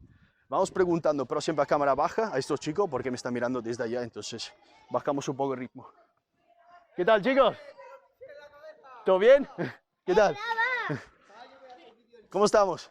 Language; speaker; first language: Spanish; non-native, fluent; Italian